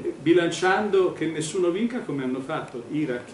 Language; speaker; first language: Italian; native; Italian